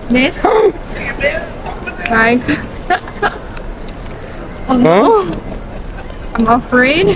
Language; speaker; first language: English; non-native, learner; Chinese